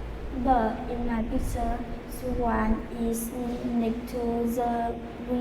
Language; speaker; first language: English; non-native, learner; Vietnamese